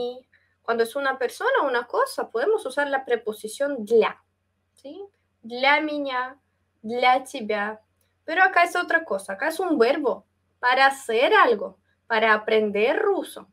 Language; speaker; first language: Spanish; non-native, fluent; Russian